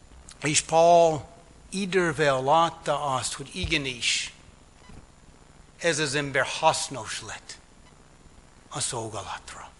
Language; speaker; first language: Hungarian; non-native, fluent; English